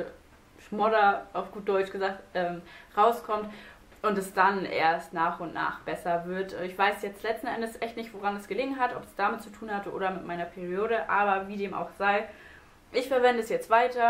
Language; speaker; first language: German; native; German